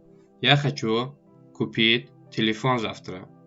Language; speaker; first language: Russian; non-native, local second language; Tajik